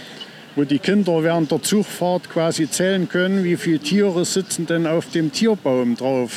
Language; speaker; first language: German; native; German